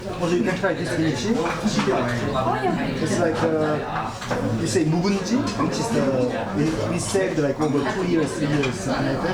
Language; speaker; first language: English; non-native, fluent; Korean